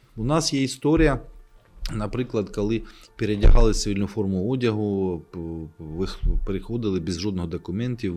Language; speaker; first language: Ukrainian; native; Ukrainian